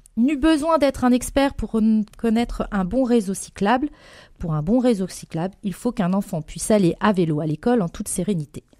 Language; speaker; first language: French; native; French